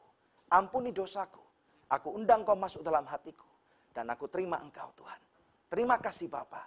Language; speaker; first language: Indonesian; native; Indonesian